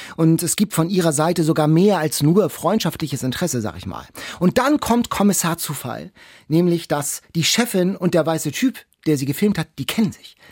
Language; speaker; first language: German; native; German